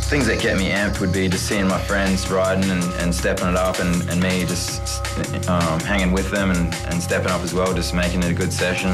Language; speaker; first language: English; native; English